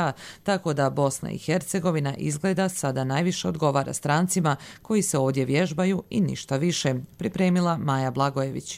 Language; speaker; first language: Serbian; native; Serbian